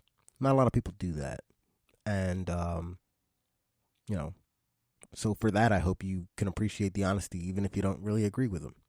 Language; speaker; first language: English; native; English